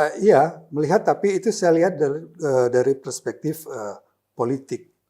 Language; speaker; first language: Indonesian; native; Indonesian